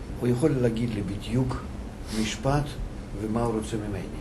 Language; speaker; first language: Hebrew; non-native, fluent; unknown